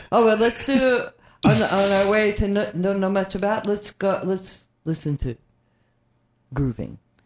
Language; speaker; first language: English; native; English